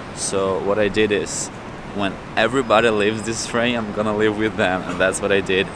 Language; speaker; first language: English; non-native, learner; Portuguese